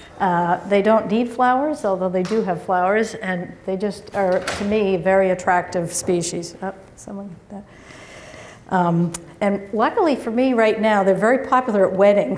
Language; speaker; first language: English; native; English